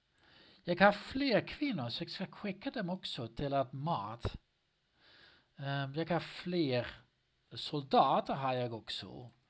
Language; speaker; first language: Swedish; non-native, learner; Dutch